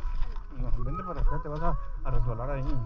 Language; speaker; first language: Spanish; native; Spanish